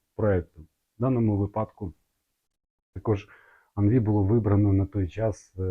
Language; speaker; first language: Ukrainian; non-native, local second language; Russian